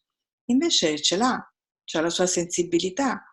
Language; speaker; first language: Italian; native; Italian